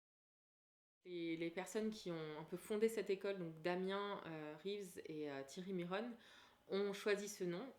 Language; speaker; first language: French; native; French